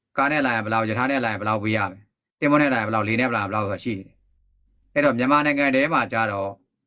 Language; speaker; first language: Burmese; native; Burmese